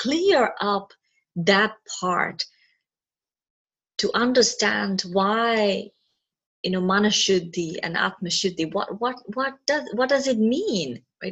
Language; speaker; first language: English; non-native, local second language; Malayalam